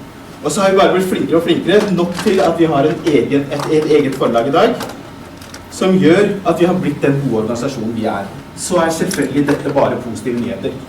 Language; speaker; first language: Norwegian; early bilingual, other home language; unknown